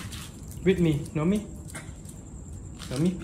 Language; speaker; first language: English; non-native, local second language; Thai